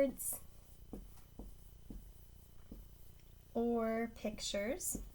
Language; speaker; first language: English; native; English